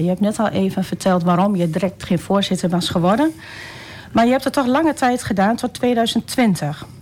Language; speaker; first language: Dutch; native; Dutch